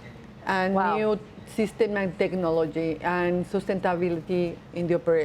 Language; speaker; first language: English; non-native, learner; Spanish